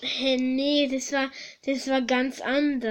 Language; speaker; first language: German; early bilingual, other home language; Hungarian